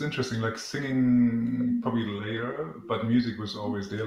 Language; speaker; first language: English; non-native, fluent; German